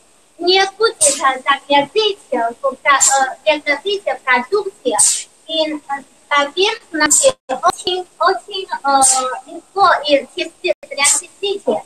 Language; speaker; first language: Russian; non-native, learner; Chinese